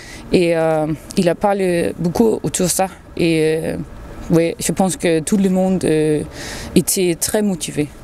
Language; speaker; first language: French; non-native, learner; Danish